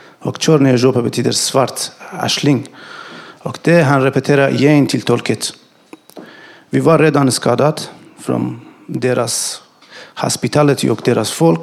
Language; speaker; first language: Swedish; non-native, learner; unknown